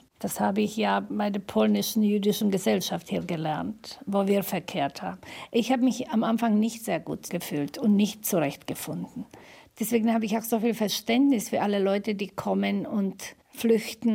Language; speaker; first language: German; non-native, fluent; Slovak